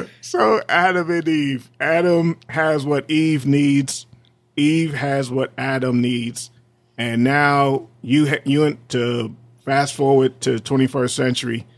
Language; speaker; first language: English; native; English